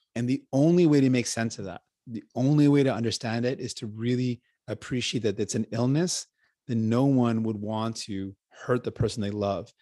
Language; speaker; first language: English; native; English